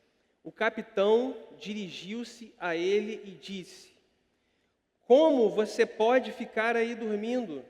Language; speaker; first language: Portuguese; native; Portuguese